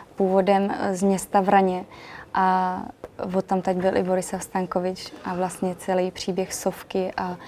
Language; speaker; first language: Czech; early bilingual, other home language; Macedonian